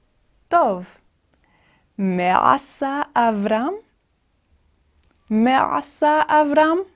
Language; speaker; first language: Hebrew; non-native, fluent; English